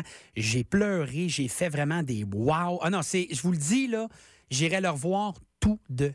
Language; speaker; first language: French; native; French